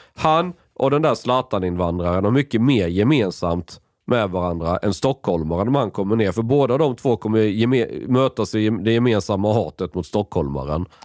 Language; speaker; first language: Swedish; native; Swedish